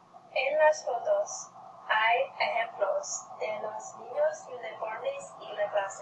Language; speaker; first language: Spanish; non-native, learner; English